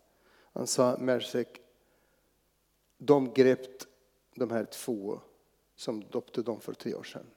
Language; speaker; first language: Swedish; non-native, fluent; Arabic